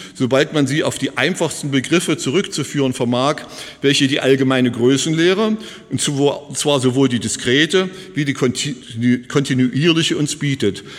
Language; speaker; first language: German; native; German